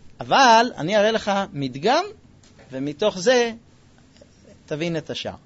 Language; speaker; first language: Hebrew; non-native, fluent; English